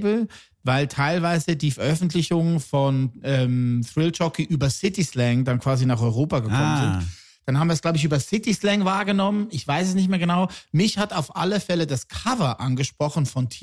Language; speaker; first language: German; native; German